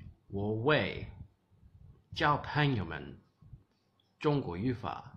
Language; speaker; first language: Chinese; non-native, learner; English